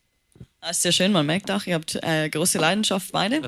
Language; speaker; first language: German; native; German